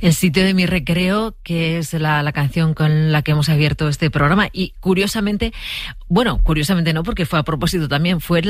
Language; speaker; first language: Spanish; native; Spanish